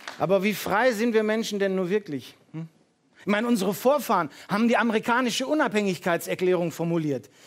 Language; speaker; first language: German; early bilingual, heritage; Dutch